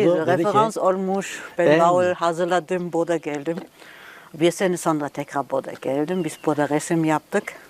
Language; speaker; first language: Turkish; non-native, learner; German